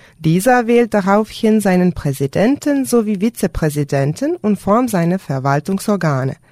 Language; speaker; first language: German; non-native, fluent; Serbian